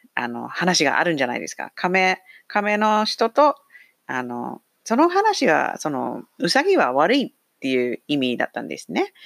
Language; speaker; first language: Japanese; non-native, fluent; English